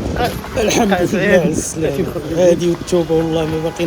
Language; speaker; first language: Arabic; native; Arabic